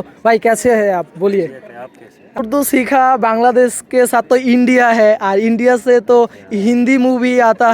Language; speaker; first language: Hindi; non-native, learner; Bangla